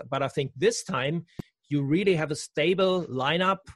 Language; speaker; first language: English; non-native, fluent; German